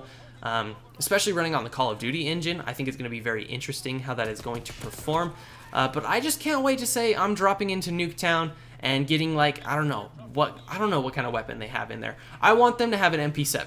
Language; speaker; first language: English; native; English